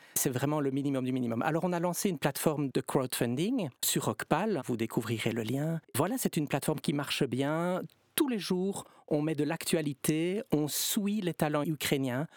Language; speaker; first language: French; native; French